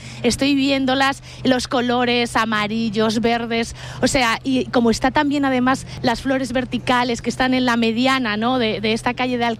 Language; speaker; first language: Spanish; native; Spanish